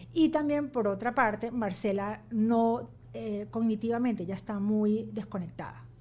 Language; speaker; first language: Spanish; native; Spanish